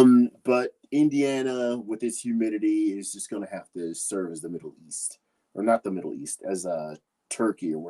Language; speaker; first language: English; native; English